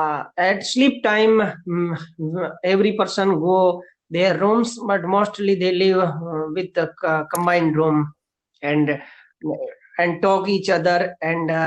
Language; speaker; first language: English; non-native, learner; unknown